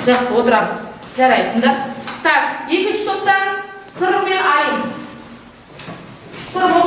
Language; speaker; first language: Kazakh; native; Kazakh